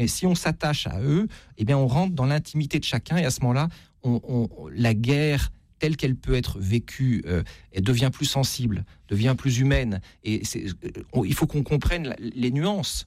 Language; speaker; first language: French; native; French